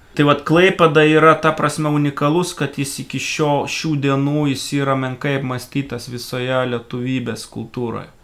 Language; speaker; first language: Lithuanian; native; Lithuanian